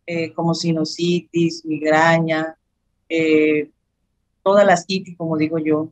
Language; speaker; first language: Spanish; native; Spanish